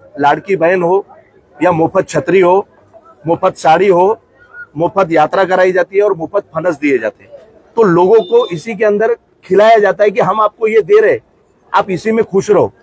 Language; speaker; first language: Hindi; non-native, local second language; Marathi